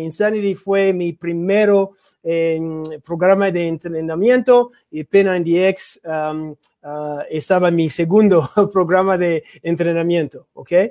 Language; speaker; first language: Spanish; non-native, learner; English